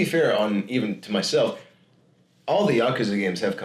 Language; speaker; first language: English; native; English